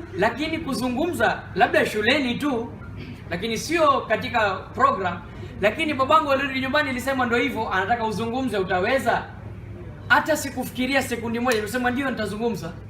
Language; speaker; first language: Swahili; non-native, local second language; Gujarati